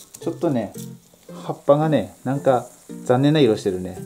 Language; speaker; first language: Japanese; native; Japanese